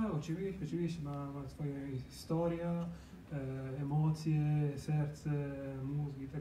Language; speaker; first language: Polish; non-native, learner; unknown